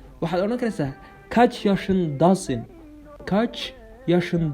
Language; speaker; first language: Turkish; non-native, fluent; Somali